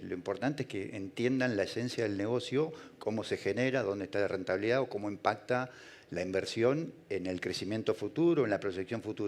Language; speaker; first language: Spanish; native; Spanish